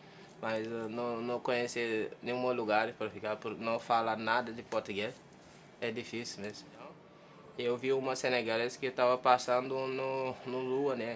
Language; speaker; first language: Portuguese; non-native, learner; Wolof